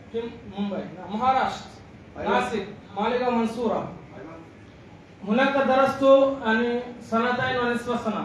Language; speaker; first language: Arabic; non-native, learner; Bangla